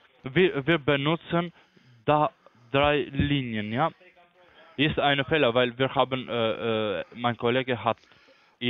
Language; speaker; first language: German; non-native, learner; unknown